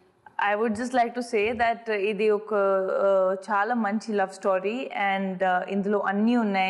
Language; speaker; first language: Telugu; non-native, fluent; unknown